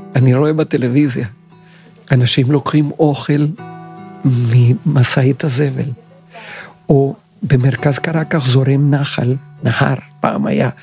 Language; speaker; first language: Hebrew; non-native, fluent; Spanish